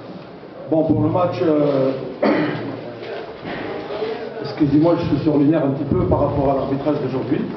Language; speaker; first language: French; non-native, local second language; Arabic